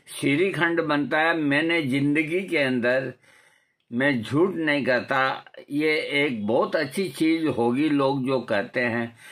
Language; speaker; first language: Hindi; non-native, local second language; Marwari